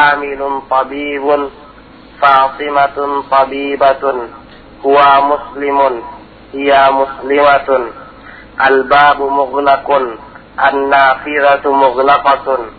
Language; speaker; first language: Arabic; non-native, learner; Indonesian